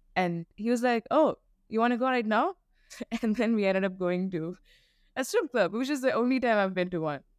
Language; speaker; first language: English; non-native, local second language; Tamil